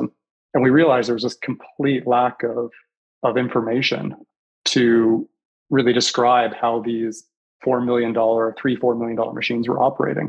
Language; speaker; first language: English; native; English